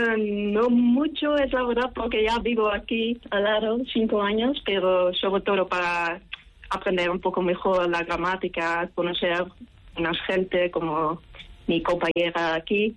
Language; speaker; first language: Spanish; non-native, fluent; Dutch